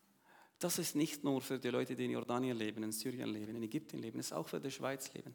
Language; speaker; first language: German; non-native, learner; Arabic